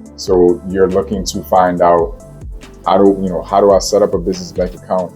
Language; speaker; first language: English; native; English